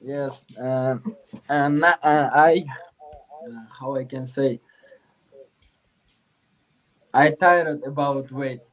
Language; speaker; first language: English; non-native, learner; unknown